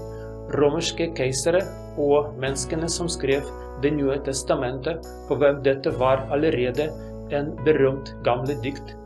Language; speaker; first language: Norwegian; non-native, learner; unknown